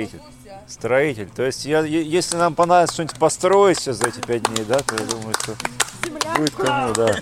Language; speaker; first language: Russian; native; Russian